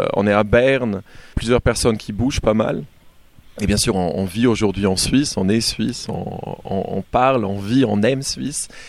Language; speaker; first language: French; native; French